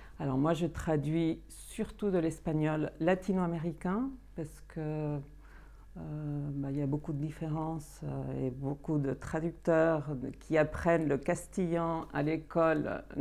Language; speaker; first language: French; native; French